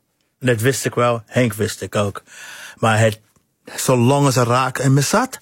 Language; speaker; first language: Dutch; non-native, fluent; English